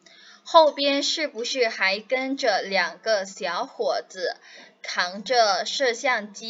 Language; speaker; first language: Chinese; non-native, fluent; Indonesian